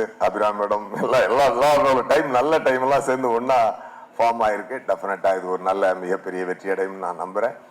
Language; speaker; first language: Tamil; native; Tamil